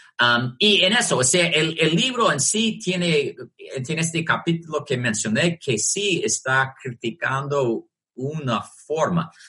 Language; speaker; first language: Spanish; non-native, fluent; English